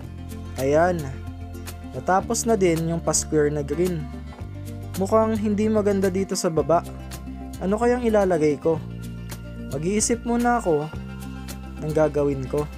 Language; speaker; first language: Filipino; native; Filipino